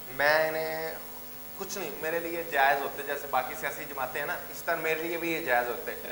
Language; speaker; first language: Urdu; non-native, local second language; Punjabi